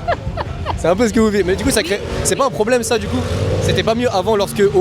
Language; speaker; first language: French; native; French